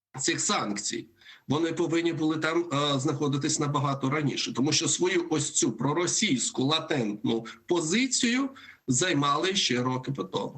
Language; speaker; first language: Ukrainian; native; Ukrainian